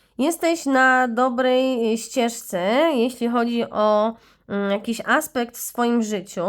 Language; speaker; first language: Polish; native; Polish